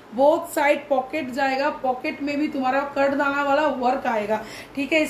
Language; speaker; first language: Hindi; non-native, local second language; Bangla